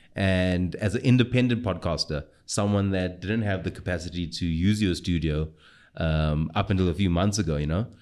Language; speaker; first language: English; native; English